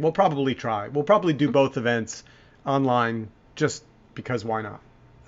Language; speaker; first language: English; native; English